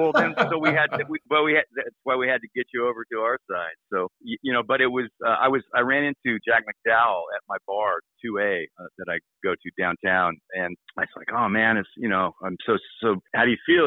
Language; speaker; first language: English; native; English